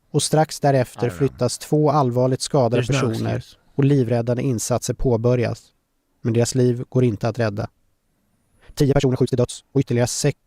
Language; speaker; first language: Swedish; native; Swedish